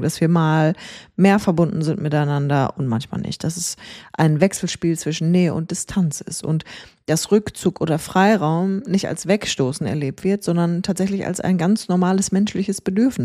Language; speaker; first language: German; native; German